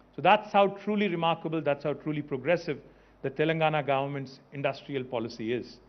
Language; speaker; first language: English; non-native, local second language; Telugu